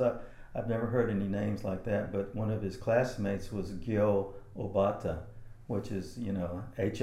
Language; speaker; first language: English; native; English